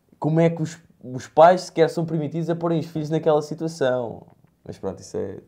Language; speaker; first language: Portuguese; native; Portuguese